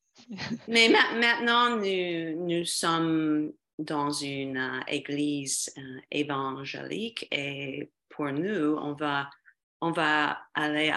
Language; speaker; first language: French; non-native, fluent; English